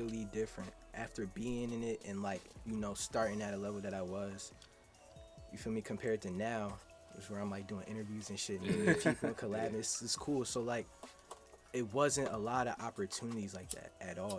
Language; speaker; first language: English; native; English